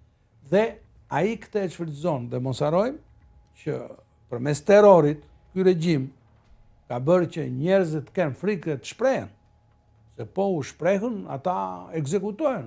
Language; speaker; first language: Albanian; native; Albanian